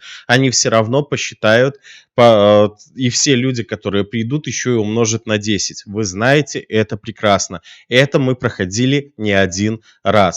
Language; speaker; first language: Russian; native; Russian